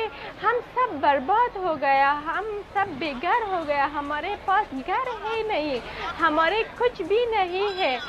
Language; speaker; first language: Hindi; non-native, learner; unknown